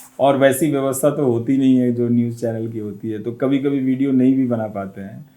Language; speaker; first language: Hindi; non-native, local second language; Bhojpuri